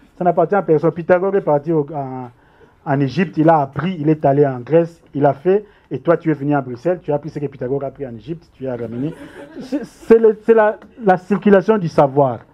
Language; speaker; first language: French; non-native, local second language; Lingala